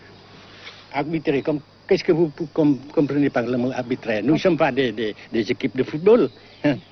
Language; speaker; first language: French; non-native, local second language; Vietnamese